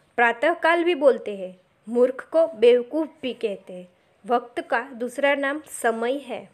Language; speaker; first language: Hindi; non-native, local second language; Gujarati